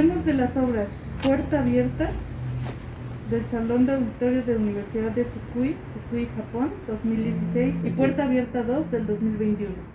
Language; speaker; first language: Spanish; native; Spanish